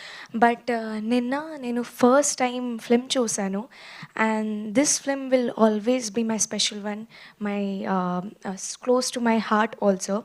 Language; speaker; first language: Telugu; non-native, learner; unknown